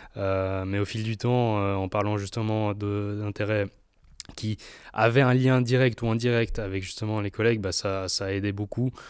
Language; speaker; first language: French; native; French